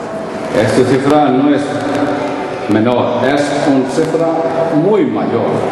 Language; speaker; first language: Spanish; non-native, learner; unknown